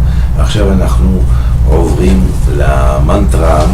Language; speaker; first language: Hebrew; non-native, fluent; French